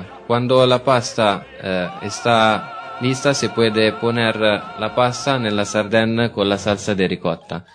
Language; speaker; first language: Spanish; non-native, learner; Italian